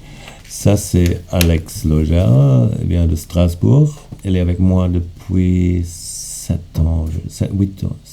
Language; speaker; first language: French; non-native, fluent; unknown